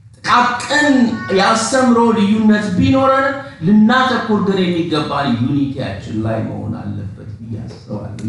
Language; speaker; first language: Amharic; non-native, local second language; Oromo